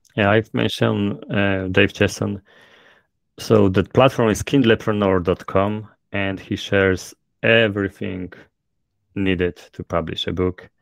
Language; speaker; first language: English; non-native, fluent; Polish